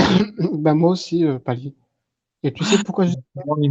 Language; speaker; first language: French; native; French